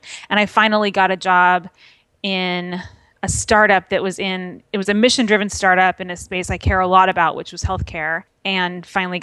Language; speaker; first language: English; native; English